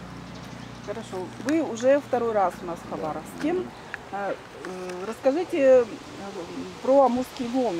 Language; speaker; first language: Russian; native; Russian